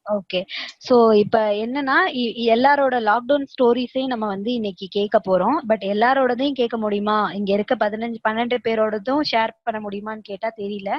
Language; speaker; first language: Tamil; native; Tamil